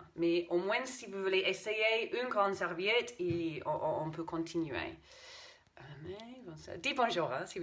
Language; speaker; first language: French; non-native, fluent; English